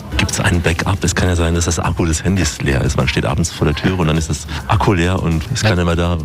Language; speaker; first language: German; native; German